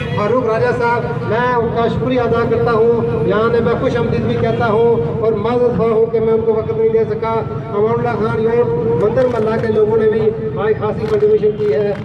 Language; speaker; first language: Urdu; non-native, local second language; Pahari-Potwari